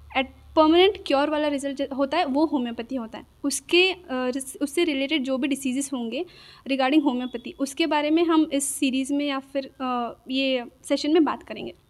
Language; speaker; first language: Hindi; non-native, local second language; Urdu